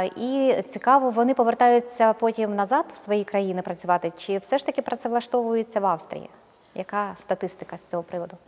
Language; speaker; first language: Ukrainian; native; Ukrainian